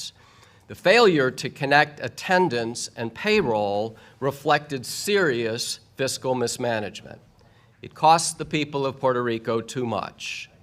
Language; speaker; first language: English; native; English